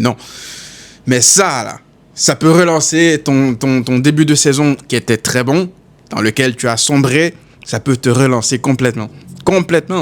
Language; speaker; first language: French; native; French